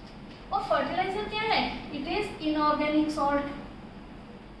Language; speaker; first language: Hindi; native; Hindi